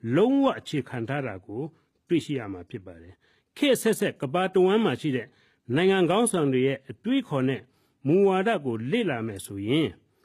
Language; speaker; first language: Burmese; non-native, local second language; Hakha Chin